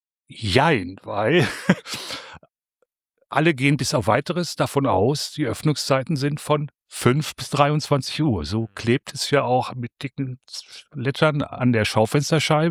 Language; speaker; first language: German; native; German